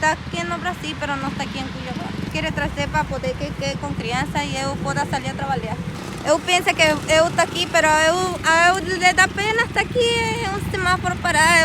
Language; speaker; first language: Portuguese; non-native, learner; Spanish